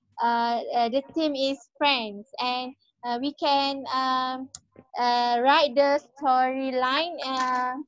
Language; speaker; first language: English; non-native, learner; Malay